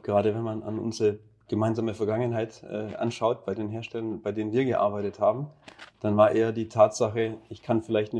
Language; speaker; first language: German; native; German